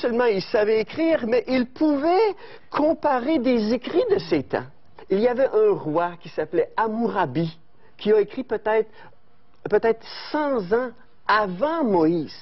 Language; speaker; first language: French; native; French